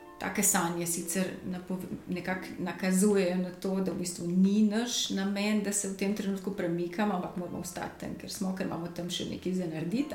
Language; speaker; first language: Slovenian; native; Slovenian